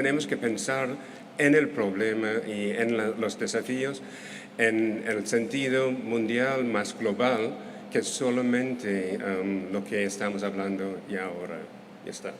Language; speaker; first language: Spanish; non-native, fluent; English